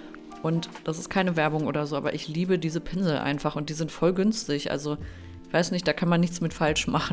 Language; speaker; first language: German; native; German